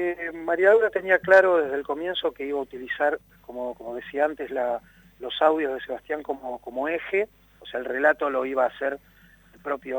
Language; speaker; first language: Spanish; native; Spanish